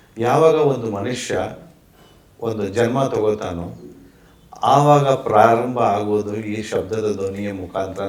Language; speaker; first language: Kannada; non-native, local second language; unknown